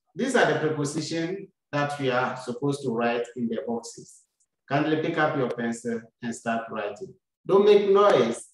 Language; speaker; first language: English; non-native, local second language; Akan